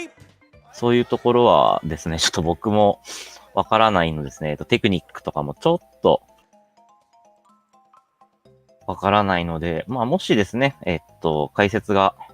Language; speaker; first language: Japanese; native; Japanese